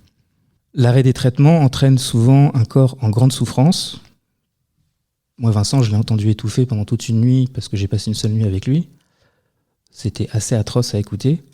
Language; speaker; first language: French; native; French